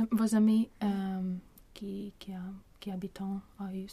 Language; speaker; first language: French; non-native, learner; Swedish